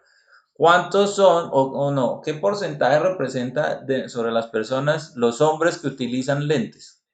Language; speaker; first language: Spanish; native; Spanish